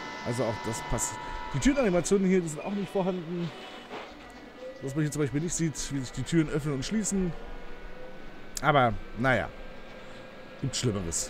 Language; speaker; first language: German; native; German